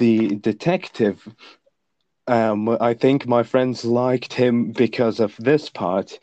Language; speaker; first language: English; non-native, fluent; Lithuanian